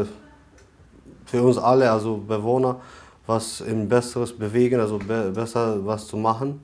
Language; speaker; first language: German; non-native, learner; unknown